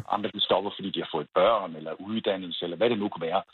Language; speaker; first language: Danish; native; Danish